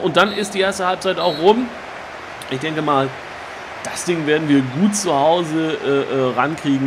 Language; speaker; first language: German; native; German